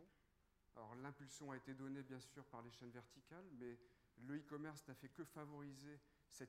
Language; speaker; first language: French; native; French